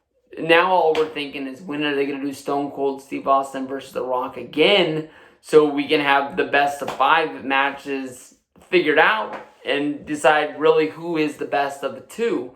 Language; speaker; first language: English; native; English